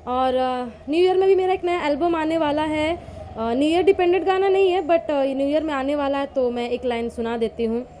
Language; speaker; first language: Hindi; native; Hindi